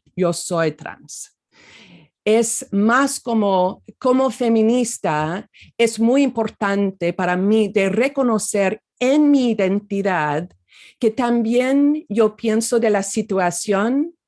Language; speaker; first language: Spanish; non-native, fluent; English